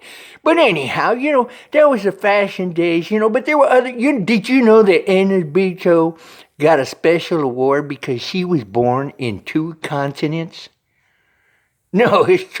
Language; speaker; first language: English; native; English